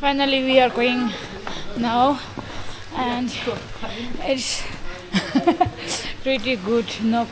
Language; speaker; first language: English; non-native, learner; Tibetan